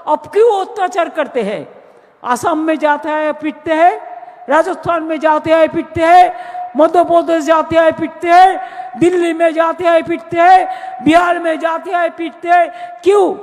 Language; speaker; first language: Hindi; non-native, local second language; Bangla